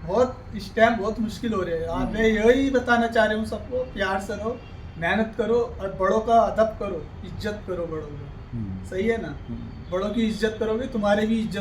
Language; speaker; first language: Hindi; native; Hindi